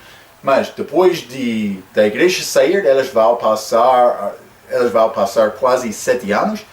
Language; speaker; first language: Portuguese; non-native, fluent; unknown